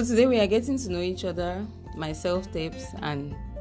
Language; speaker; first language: English; non-native, local second language; French